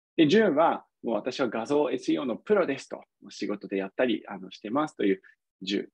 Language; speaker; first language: Japanese; non-native, fluent; English